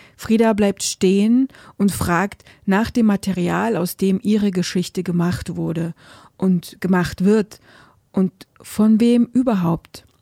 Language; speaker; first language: German; native; German